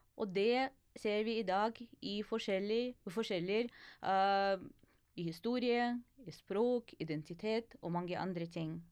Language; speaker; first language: Norwegian; non-native, fluent; Ukrainian